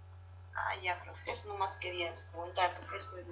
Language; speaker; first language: Spanish; native; Spanish